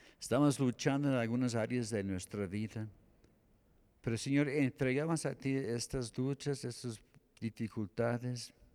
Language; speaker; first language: Spanish; non-native, fluent; English